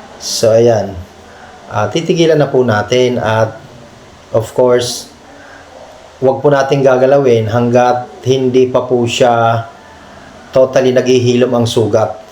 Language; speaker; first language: Filipino; native; Filipino